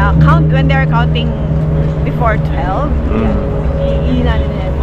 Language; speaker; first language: English; non-native, learner; Filipino